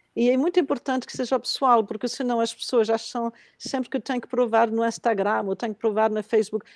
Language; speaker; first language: Portuguese; non-native, fluent; Spanish